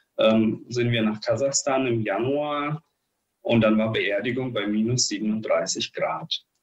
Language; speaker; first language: German; early bilingual, other home language; Russian